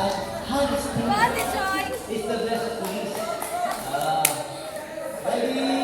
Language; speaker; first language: English; non-native, fluent; Filipino